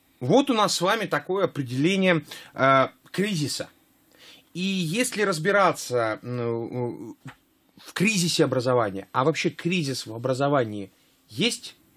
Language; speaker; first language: Russian; native; Russian